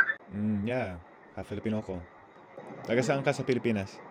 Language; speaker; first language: Filipino; non-native, learner; English